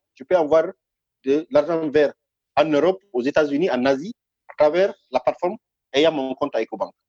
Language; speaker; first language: French; non-native, local second language; Fula